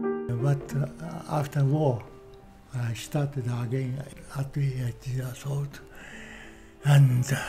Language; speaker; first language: English; non-native, learner; Japanese